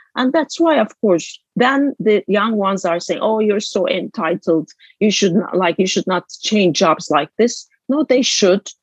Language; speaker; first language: English; non-native, fluent; Turkish